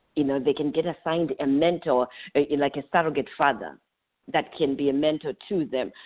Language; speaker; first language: English; non-native, local second language; North Ndebele